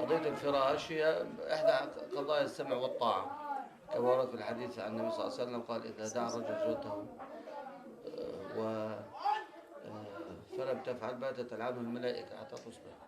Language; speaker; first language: Arabic; native; Arabic